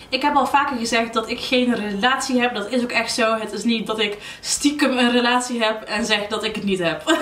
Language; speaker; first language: Dutch; early bilingual, other home language; Arabic